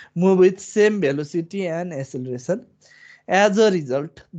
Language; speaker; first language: English; non-native, local second language; Nepali